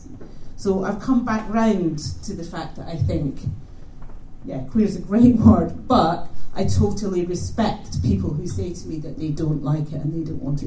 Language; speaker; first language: English; native; English